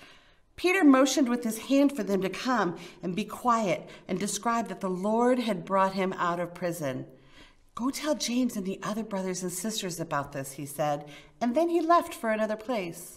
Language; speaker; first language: English; native; English